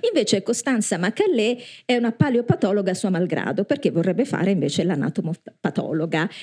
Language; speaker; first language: Italian; native; Italian